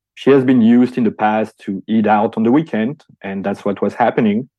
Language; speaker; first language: English; non-native, fluent; French